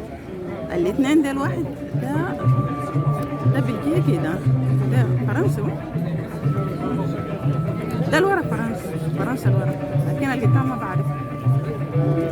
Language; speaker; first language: Arabic; native; Arabic